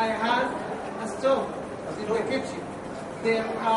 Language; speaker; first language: English; non-native, learner; Arabic